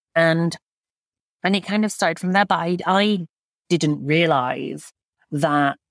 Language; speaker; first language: English; native; English